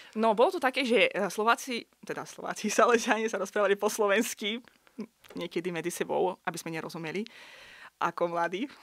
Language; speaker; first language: Slovak; non-native, fluent; Azerbaijani